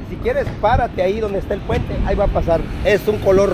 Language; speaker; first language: Spanish; native; Spanish